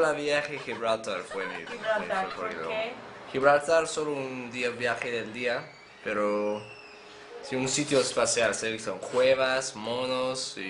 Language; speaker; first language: Spanish; non-native, learner; English